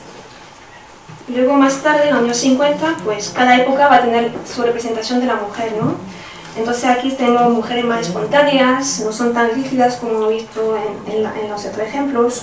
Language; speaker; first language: Spanish; non-native, fluent; French